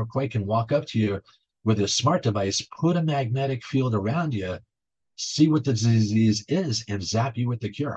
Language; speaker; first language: English; native; English